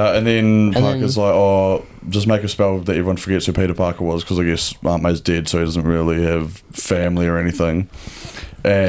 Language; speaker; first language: English; native; English